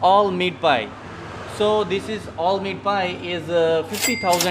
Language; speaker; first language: English; non-native, learner; Urdu